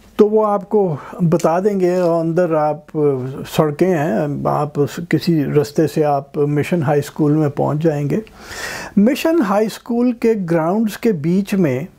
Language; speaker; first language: Urdu; native; Urdu